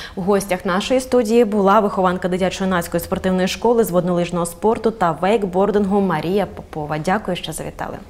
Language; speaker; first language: Ukrainian; native; Ukrainian